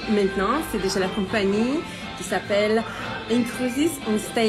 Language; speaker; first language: French; non-native, fluent; Russian